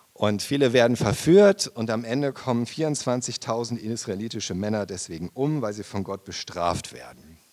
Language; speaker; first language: German; native; German